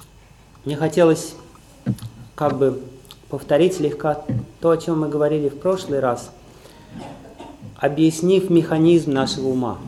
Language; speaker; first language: Russian; native; Russian